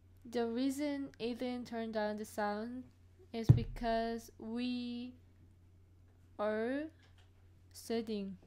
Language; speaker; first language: English; non-native, learner; Korean